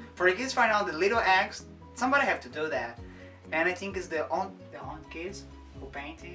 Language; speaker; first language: English; non-native, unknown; Portuguese